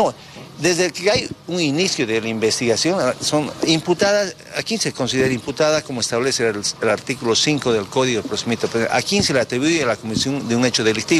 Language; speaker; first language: Spanish; native; Spanish